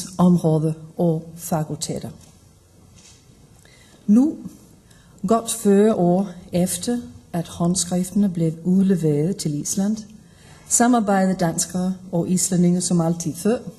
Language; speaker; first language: Danish; non-native, fluent; Icelandic